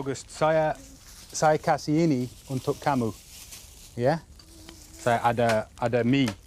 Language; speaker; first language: Indonesian; non-native, learner; English